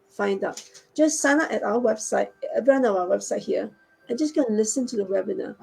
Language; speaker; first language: English; non-native, local second language; Chinese